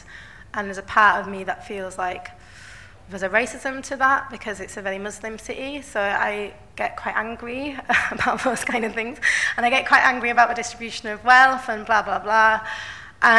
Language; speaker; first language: English; native; English